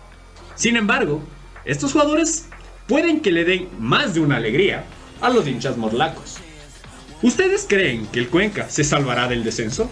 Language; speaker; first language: Spanish; native; Spanish